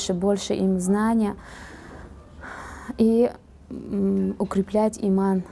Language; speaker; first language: Russian; non-native, fluent; Uzbek